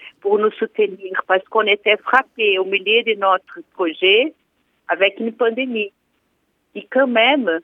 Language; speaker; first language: French; non-native, fluent; Portuguese